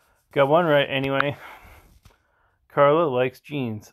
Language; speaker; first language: English; native; English